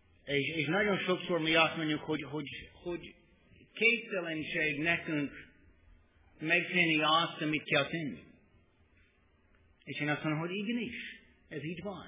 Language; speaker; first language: Hungarian; non-native, learner; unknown